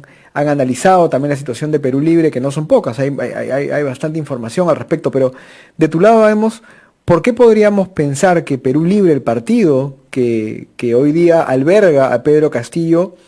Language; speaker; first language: Spanish; native; Spanish